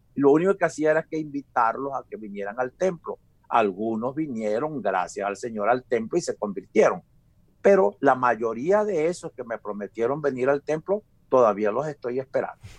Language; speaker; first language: Spanish; native; Spanish